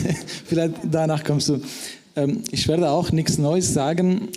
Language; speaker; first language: German; non-native, fluent; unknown